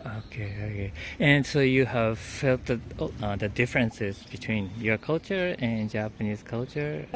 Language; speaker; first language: English; non-native, fluent; Japanese